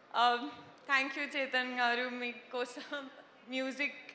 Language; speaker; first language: Telugu; non-native, learner; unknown